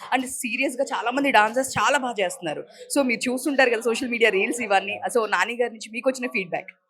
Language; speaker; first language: Telugu; native; Telugu